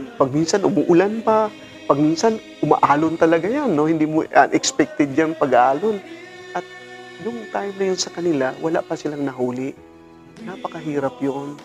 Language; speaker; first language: Filipino; non-native, local second language; Cebuano